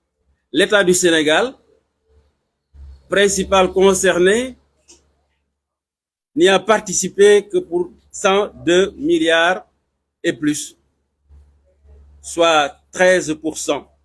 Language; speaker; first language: French; non-native, local second language; Wolof